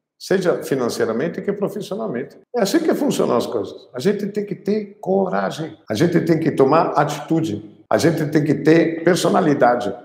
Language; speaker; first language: Portuguese; non-native, fluent; Italian